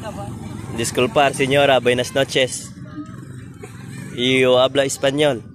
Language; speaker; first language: Spanish; non-native, learner; Cebuano